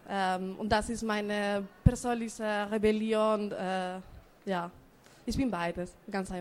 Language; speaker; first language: German; non-native, learner; Spanish